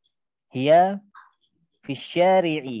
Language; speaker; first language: Arabic; non-native, learner; Indonesian